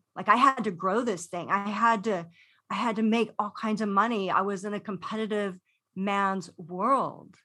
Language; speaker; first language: English; native; English